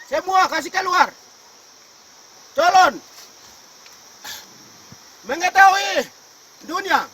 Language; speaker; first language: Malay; non-native, local second language; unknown